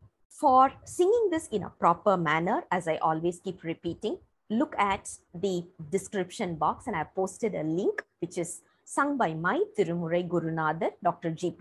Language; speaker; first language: English; non-native, local second language; Tamil